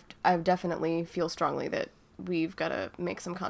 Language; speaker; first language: English; native; English